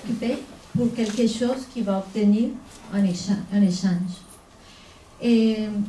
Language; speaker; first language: French; non-native, fluent; Spanish